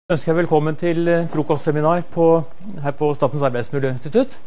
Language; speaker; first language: Norwegian; native; Norwegian